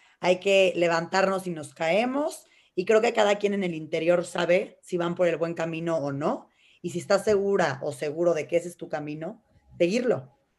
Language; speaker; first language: Spanish; native; Spanish